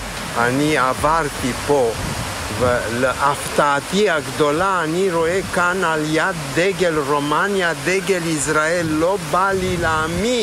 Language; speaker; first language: Hebrew; non-native, fluent; Romanian